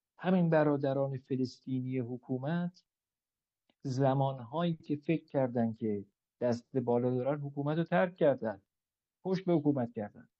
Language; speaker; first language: Persian; native; Persian